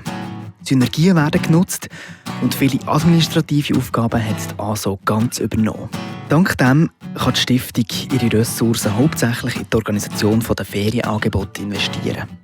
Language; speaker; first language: German; native; German